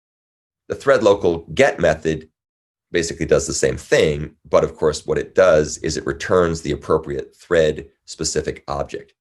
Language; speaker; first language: English; native; English